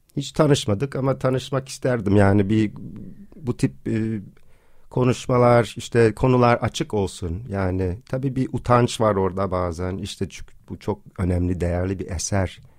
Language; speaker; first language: Turkish; non-native, fluent; English